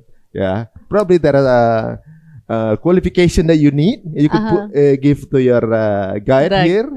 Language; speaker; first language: English; non-native, fluent; Indonesian